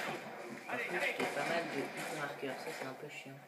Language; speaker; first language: French; native; French